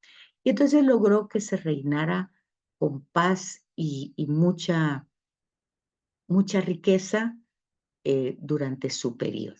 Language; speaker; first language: Spanish; native; Spanish